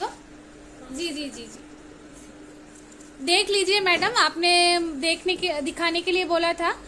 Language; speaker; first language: Hindi; non-native, local second language; Bangla